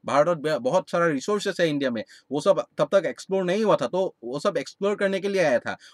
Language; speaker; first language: Hindi; non-native, local second language; Assamese